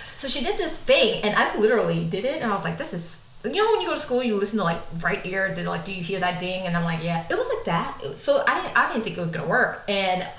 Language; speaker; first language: English; native; English